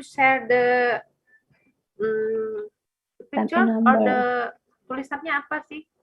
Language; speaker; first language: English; non-native, learner; Indonesian